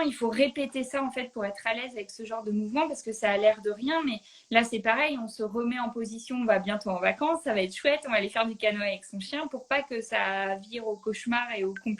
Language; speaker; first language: French; native; French